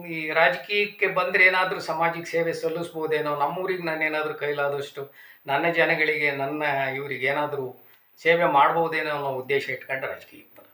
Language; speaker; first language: Kannada; native; Kannada